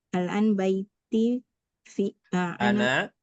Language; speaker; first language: Arabic; non-native, learner; Malay